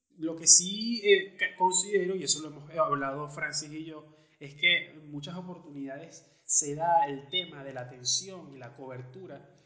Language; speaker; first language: Spanish; native; Spanish